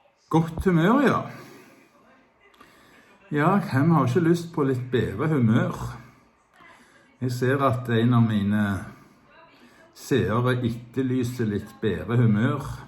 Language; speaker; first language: Norwegian; native; Norwegian